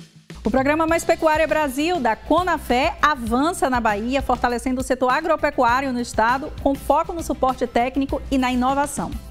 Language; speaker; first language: Portuguese; native; Portuguese